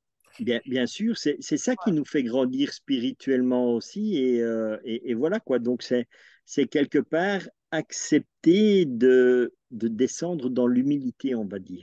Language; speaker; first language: French; native; French